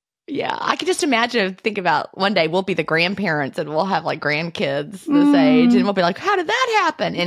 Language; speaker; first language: English; native; English